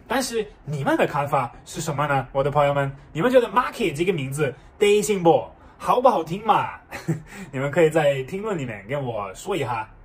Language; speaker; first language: Chinese; non-native, fluent; German